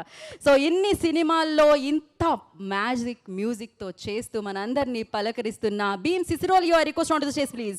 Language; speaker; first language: Telugu; native; Telugu